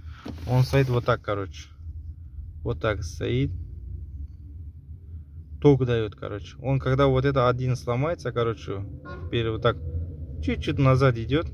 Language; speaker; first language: Russian; non-native, local second language; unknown